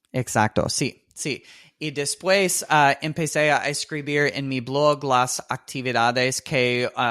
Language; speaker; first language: Spanish; non-native, fluent; English